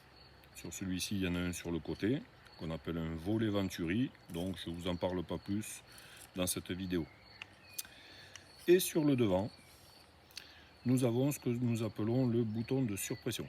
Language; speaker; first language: French; native; French